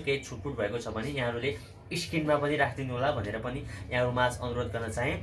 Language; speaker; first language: Nepali; native; Nepali